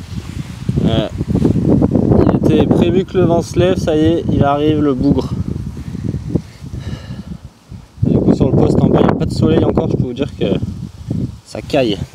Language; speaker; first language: French; native; French